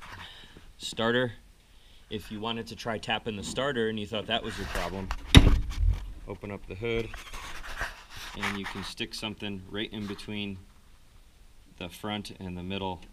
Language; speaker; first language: English; native; English